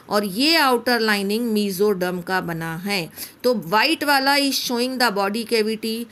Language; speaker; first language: Hindi; native; Hindi